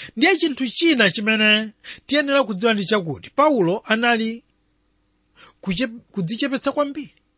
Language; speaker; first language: Nyanja; non-native, local second language; Tumbuka